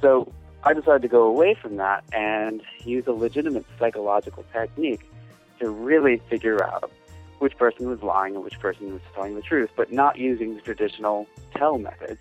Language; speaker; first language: English; native; English